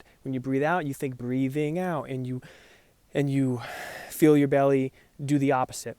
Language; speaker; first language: English; native; English